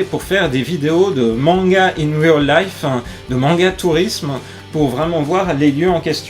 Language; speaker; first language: French; native; French